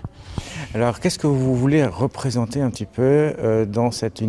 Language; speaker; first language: French; native; French